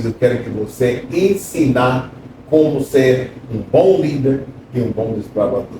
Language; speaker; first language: Portuguese; non-native, fluent; English